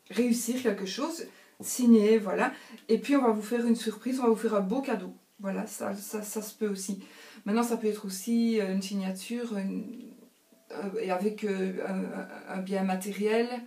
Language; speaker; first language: French; native; French